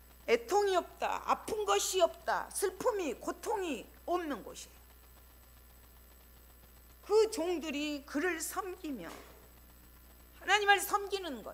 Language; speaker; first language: Korean; native; Korean